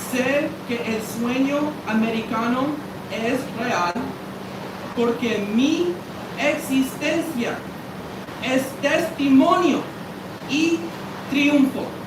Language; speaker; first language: Spanish; early bilingual, heritage; Spanish